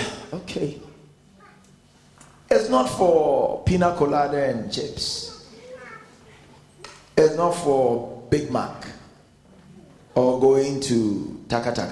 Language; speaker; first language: English; non-native, local second language; Akan